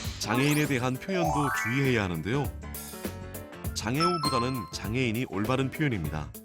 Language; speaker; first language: Korean; native; Korean